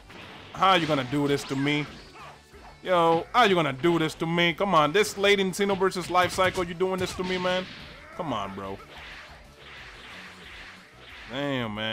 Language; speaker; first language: English; native; English